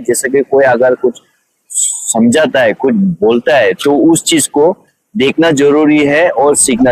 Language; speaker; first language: Hindi; non-native, local second language; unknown